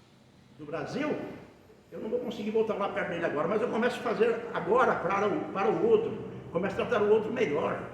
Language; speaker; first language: Portuguese; native; Portuguese